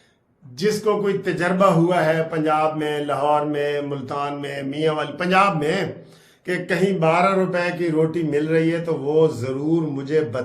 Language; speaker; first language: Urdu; non-native, local second language; Punjabi